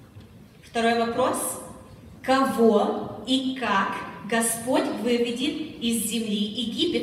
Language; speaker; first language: Russian; early bilingual, heritage; Russian